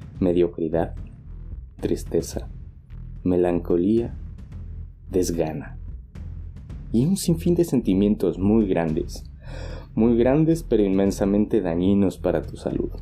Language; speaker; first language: Spanish; native; Spanish